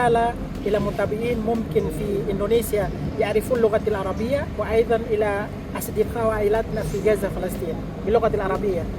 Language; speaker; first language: Arabic; non-native, fluent; Indonesian